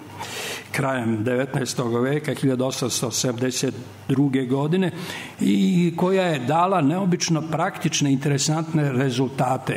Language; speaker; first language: Serbian; native; Serbian